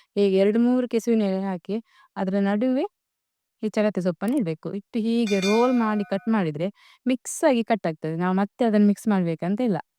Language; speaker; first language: Kannada; non-native, local second language; Tulu